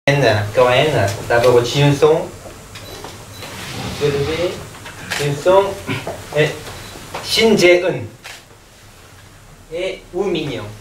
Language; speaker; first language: French; non-native, learner; Korean